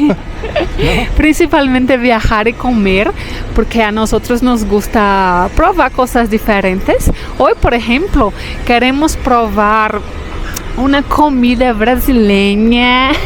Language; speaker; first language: Spanish; non-native, fluent; Portuguese